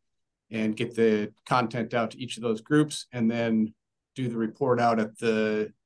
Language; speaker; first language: English; native; English